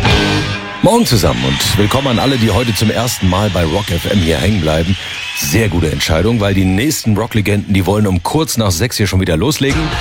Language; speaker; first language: German; native; German